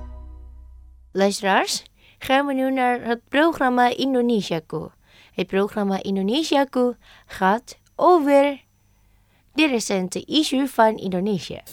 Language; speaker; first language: Dutch; non-native, fluent; Indonesian